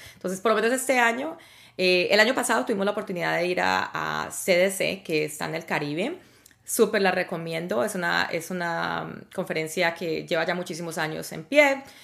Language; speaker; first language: Spanish; native; Spanish